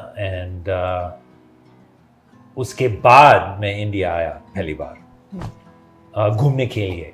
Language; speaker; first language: Hindi; non-native, fluent; English